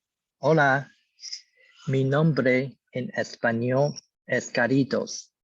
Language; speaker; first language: Spanish; non-native, learner; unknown